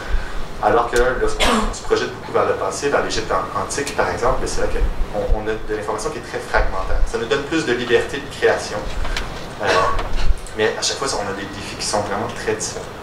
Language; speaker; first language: French; native; French